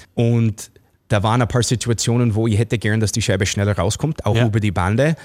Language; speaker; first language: German; non-native, fluent; English